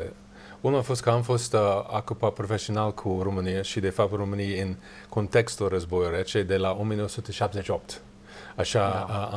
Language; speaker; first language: Romanian; non-native, learner; English